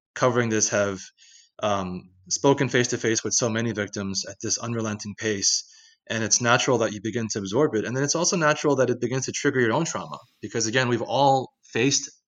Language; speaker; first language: English; native; English